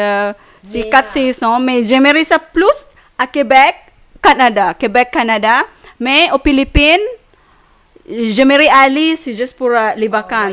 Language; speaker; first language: French; non-native, fluent; Filipino